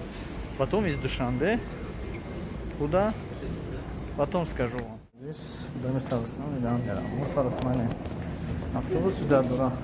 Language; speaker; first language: Russian; non-native, learner; Tajik